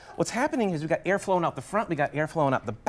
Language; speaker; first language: English; native; English